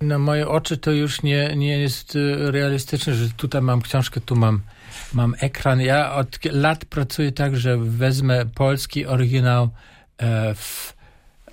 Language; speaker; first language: Polish; non-native, fluent; German